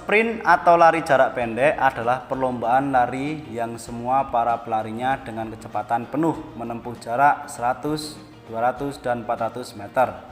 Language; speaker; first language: Indonesian; native; Indonesian